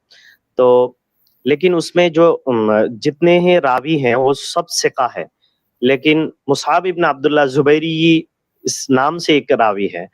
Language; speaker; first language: Hindi; non-native, learner; Bangla